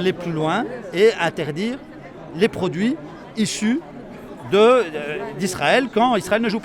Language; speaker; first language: French; native; French